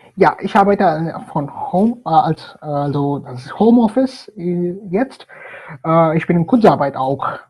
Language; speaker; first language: German; non-native, fluent; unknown